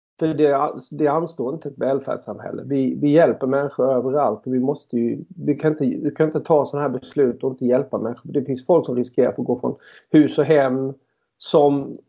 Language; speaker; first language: Swedish; native; Swedish